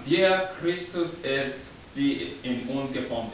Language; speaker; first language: German; non-native, learner; English